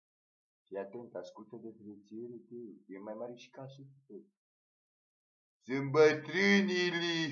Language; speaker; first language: Romanian; native; Romanian